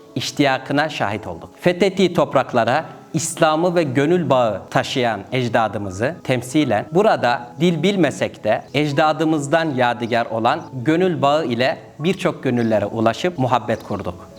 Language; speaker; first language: Turkish; native; Turkish